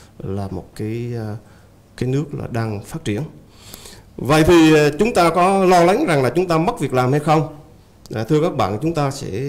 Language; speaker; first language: Vietnamese; native; Vietnamese